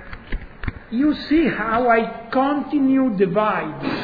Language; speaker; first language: English; non-native, fluent; Italian